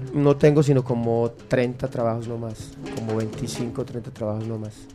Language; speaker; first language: Spanish; native; Spanish